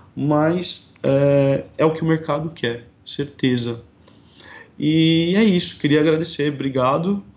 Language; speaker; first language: Portuguese; native; Portuguese